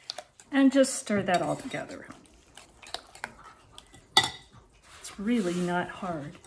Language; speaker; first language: English; native; English